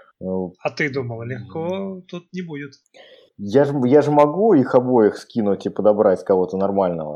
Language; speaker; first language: Russian; native; Russian